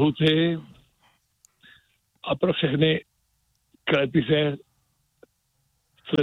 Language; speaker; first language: Czech; native; Czech